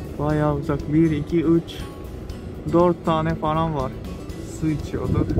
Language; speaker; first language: Turkish; non-native, fluent; Japanese